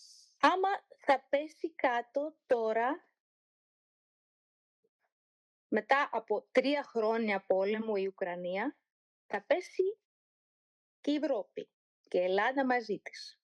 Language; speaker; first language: Greek; non-native, learner; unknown